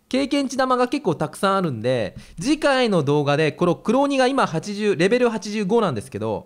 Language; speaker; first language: Japanese; native; Japanese